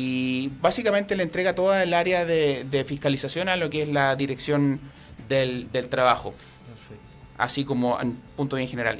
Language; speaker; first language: Spanish; native; Spanish